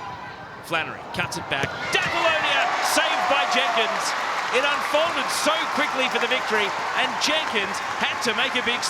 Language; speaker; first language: English; native; English